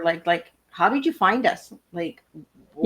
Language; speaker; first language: English; native; English